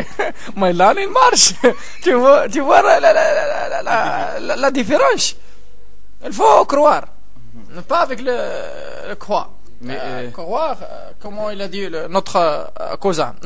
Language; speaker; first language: French; non-native, local second language; Arabic